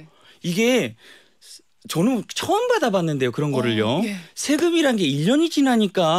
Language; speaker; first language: Korean; native; Korean